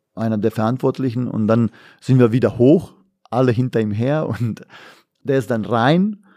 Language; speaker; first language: German; non-native, fluent; Bosnian